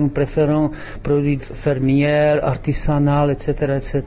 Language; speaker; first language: French; non-native, learner; Czech